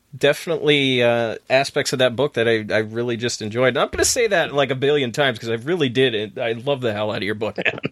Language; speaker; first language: English; native; English